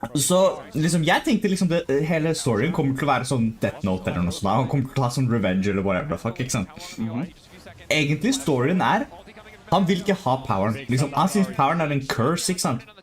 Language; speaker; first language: Norwegian; native; Norwegian